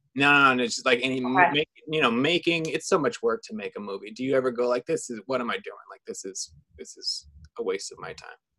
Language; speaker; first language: English; native; English